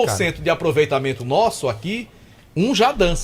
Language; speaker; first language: Portuguese; native; Portuguese